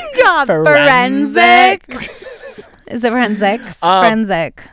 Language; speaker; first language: English; native; English